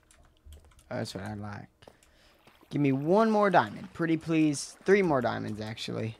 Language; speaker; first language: English; native; English